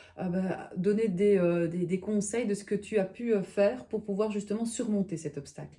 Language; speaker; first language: French; native; French